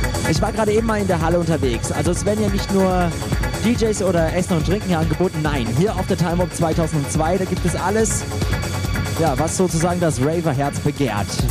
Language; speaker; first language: German; native; German